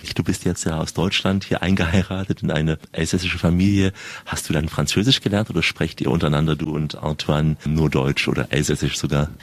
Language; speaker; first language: German; native; German